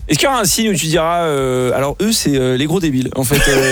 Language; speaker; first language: French; native; French